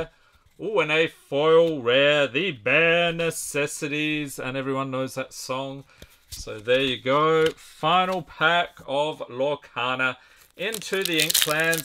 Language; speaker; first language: English; native; English